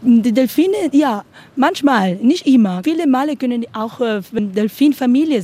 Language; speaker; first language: German; non-native, learner; Spanish